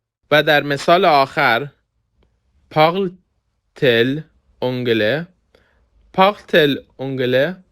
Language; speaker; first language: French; non-native, fluent; Persian